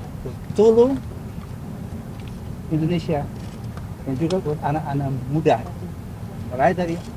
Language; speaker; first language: Indonesian; early bilingual, heritage; Indonesian